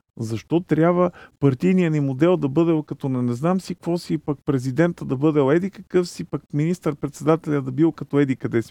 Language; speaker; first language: Bulgarian; native; Bulgarian